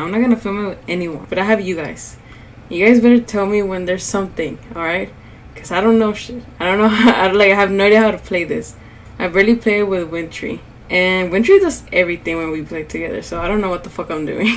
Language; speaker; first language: English; early bilingual, other home language; Spanish